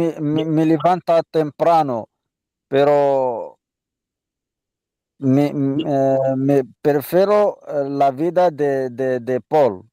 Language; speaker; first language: Spanish; non-native, learner; Arabic